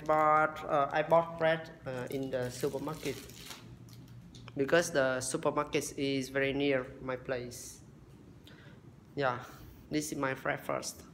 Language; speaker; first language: English; non-native, learner; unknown